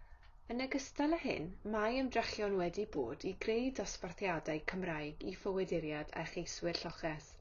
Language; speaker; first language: Welsh; native; Welsh